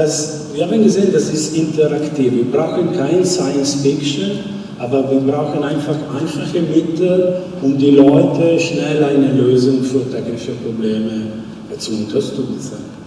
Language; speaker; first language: German; non-native, fluent; Italian